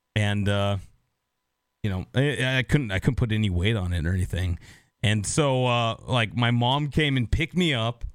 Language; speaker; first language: English; native; English